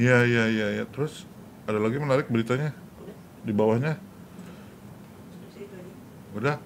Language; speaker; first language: Indonesian; native; Indonesian